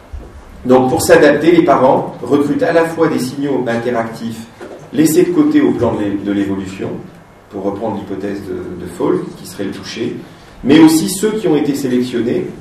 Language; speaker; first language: French; native; French